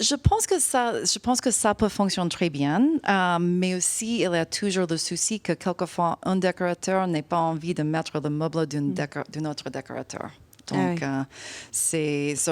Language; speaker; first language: French; non-native, fluent; English